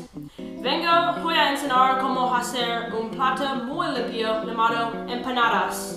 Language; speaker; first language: Spanish; non-native, learner; English